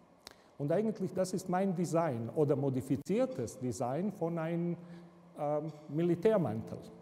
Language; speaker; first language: German; non-native, fluent; Serbian